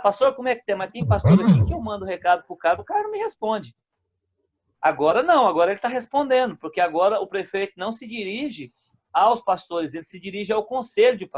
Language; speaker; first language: Portuguese; native; Portuguese